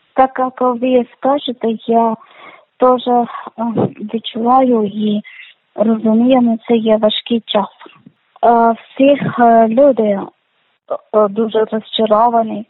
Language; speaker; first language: Ukrainian; non-native, learner; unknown